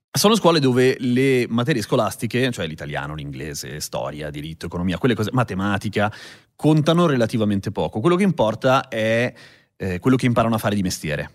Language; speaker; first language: Italian; native; Italian